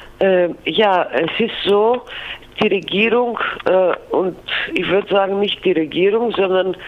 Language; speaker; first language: German; non-native, fluent; Greek